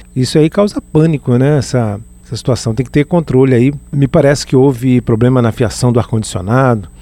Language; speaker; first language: Portuguese; native; Portuguese